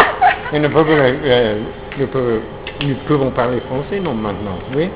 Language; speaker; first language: French; non-native, learner; English